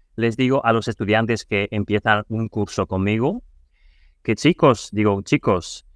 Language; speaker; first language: Spanish; non-native, fluent; Ukrainian